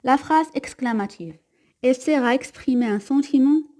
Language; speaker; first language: French; non-native, local second language; Arabic